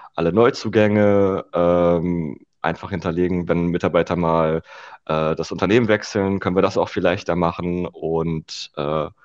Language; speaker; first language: German; native; German